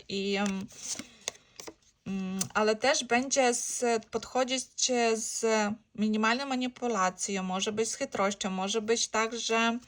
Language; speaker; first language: Polish; non-native, learner; Ukrainian